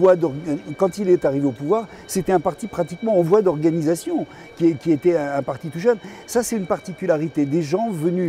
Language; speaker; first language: French; native; French